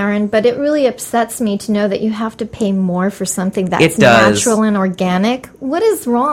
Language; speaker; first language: English; native; English